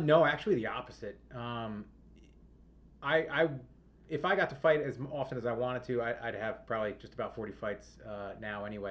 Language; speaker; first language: English; native; English